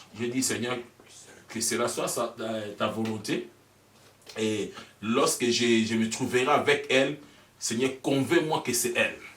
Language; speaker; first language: French; non-native, local second language; Lingala